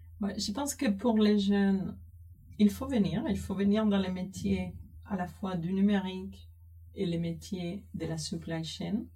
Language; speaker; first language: French; non-native, fluent; Spanish